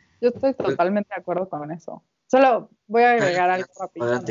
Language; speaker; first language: Spanish; native; Spanish